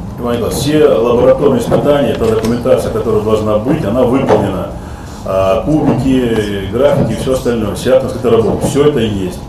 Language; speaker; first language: Russian; native; Russian